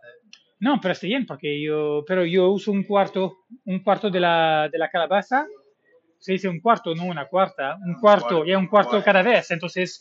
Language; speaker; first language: Spanish; non-native, fluent; English